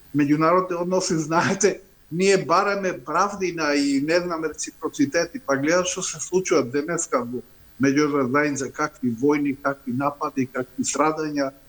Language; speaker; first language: Macedonian; non-native, local second language; Albanian